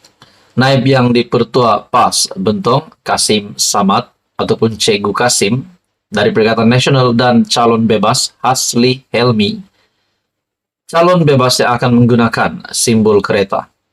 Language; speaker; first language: Malay; native; Malay